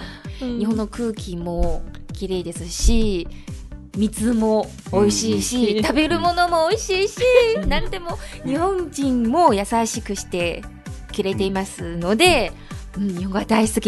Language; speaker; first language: Japanese; non-native, fluent; Chinese